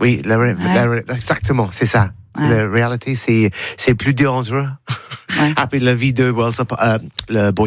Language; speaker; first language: French; non-native, learner; English